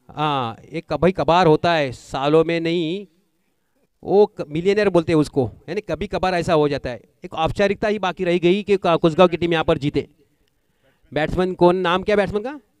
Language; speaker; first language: Hindi; non-native, local second language; Marathi